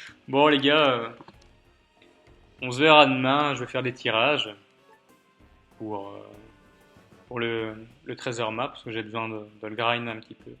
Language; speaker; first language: French; native; French